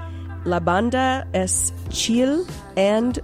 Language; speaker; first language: Spanish; non-native, local second language; English